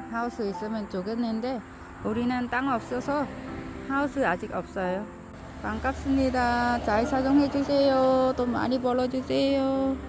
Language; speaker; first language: Korean; non-native, learner; Vietnamese